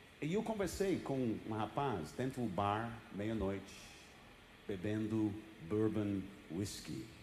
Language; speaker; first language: Portuguese; non-native, fluent; English